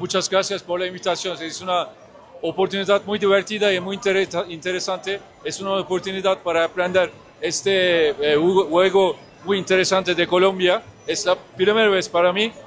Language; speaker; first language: Spanish; non-native, learner; Turkish